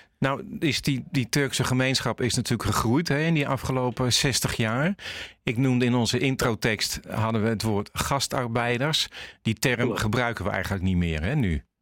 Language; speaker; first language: Dutch; native; Dutch